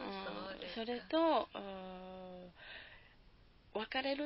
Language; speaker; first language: Japanese; non-native, learner; Spanish